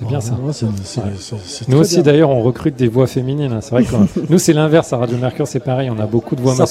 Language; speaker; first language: French; native; French